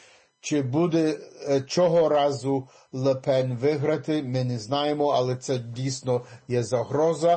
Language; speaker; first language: Ukrainian; early bilingual, heritage; English